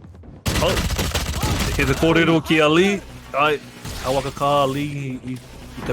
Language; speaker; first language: Māori; non-native, local second language; English